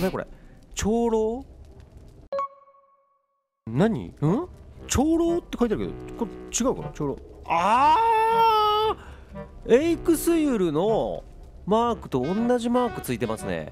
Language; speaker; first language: Japanese; native; Japanese